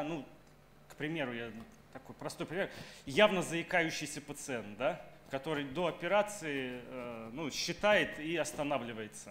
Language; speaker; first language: Russian; native; Russian